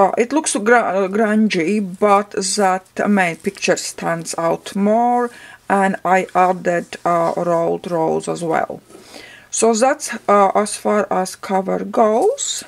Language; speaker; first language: English; non-native, fluent; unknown